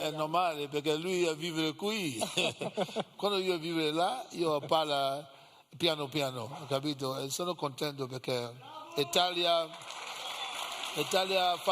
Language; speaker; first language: Italian; non-native, learner; English